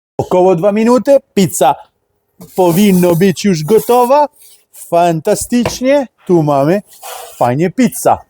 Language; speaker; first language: Polish; non-native, learner; Italian